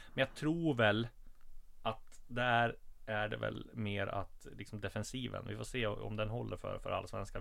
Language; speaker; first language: Swedish; native; Swedish